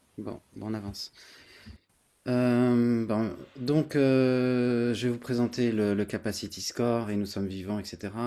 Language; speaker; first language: French; native; French